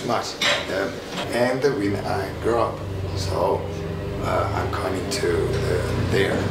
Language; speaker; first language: English; non-native, learner; Tibetan